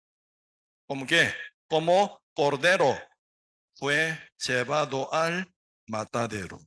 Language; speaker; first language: Spanish; non-native, learner; Korean